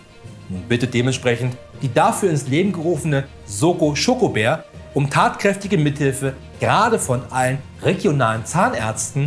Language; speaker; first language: German; native; German